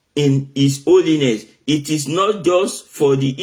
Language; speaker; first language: English; non-native, local second language; Yoruba